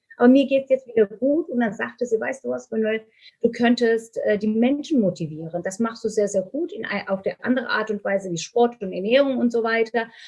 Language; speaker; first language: German; non-native, fluent; Turkish